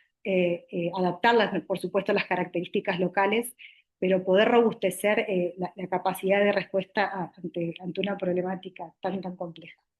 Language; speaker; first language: Spanish; native; Spanish